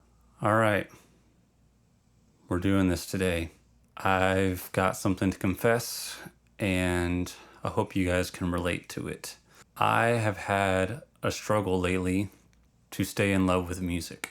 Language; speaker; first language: English; native; English